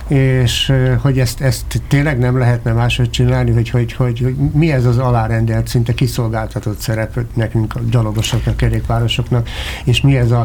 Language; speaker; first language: Hungarian; native; Hungarian